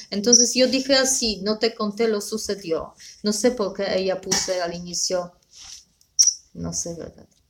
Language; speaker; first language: Spanish; non-native, learner; Polish